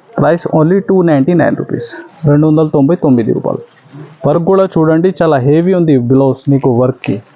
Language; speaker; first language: Telugu; non-native, local second language; Urdu